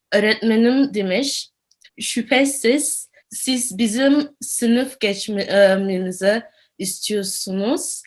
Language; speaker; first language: Turkish; non-native, learner; German